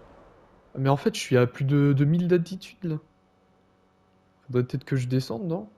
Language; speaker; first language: French; native; French